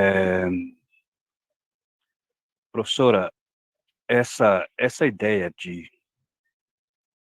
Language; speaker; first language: Portuguese; non-native, local second language; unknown